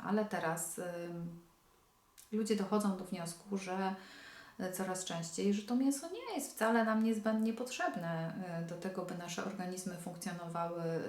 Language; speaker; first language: Polish; native; Polish